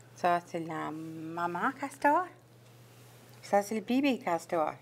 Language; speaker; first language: French; native; French